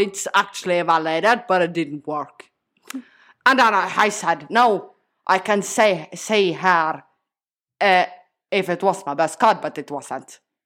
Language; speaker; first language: English; non-native, learner; Norwegian